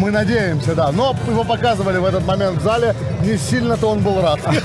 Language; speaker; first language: Russian; native; Russian